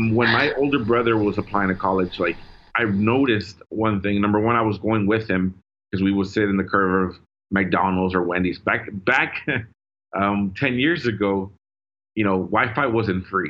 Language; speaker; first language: English; early bilingual, other home language; Spanish